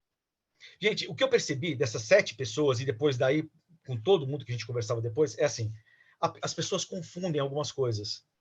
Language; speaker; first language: Portuguese; native; Portuguese